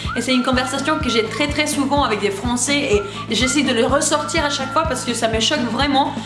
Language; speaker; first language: French; non-native, learner; Spanish